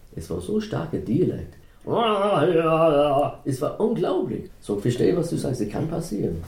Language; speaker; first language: German; non-native, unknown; English